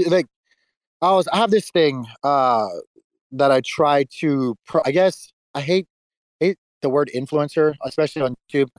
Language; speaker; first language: English; native; English